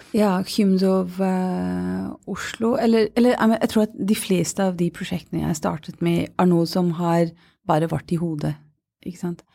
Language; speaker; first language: Norwegian; non-native, fluent; English